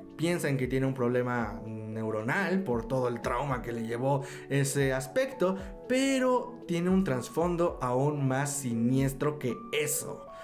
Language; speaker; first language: Spanish; native; Spanish